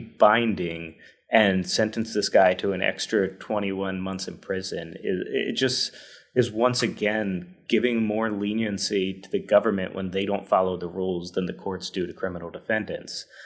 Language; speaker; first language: English; native; English